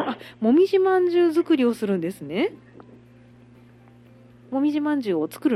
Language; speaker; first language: Japanese; native; Japanese